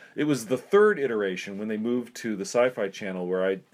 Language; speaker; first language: English; native; English